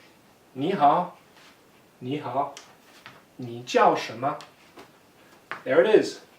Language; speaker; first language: Chinese; non-native, fluent; English